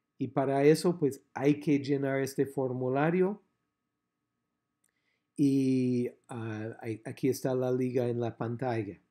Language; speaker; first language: Spanish; non-native, fluent; English